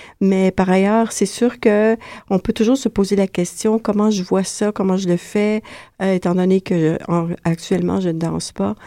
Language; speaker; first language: French; native; French